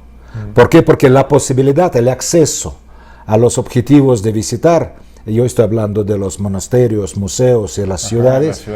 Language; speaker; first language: Spanish; non-native, fluent; Russian